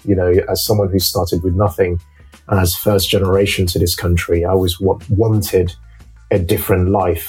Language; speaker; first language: English; non-native, local second language; Yoruba